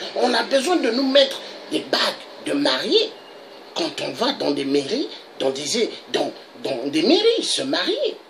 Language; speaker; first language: French; non-native, local second language; Lingala